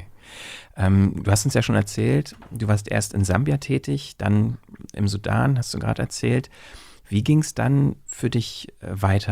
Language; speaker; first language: German; native; German